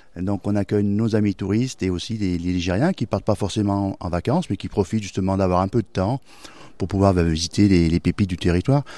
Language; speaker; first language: French; native; French